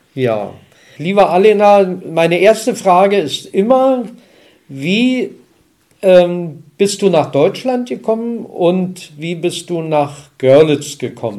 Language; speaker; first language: German; native; German